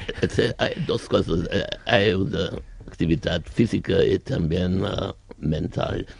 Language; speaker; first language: Spanish; non-native, learner; German